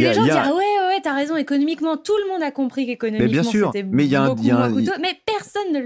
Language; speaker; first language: French; native; French